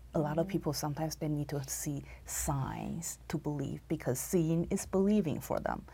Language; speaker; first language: English; non-native, fluent; Chinese